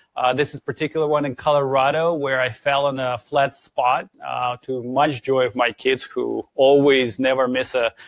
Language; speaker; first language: English; non-native, fluent; Ukrainian